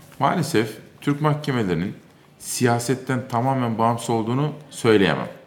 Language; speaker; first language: Turkish; native; Turkish